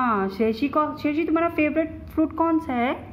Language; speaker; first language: Hindi; native; Hindi